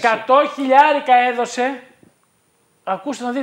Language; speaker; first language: Greek; native; Greek